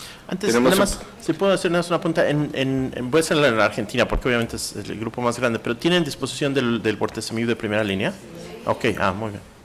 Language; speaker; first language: Spanish; native; Spanish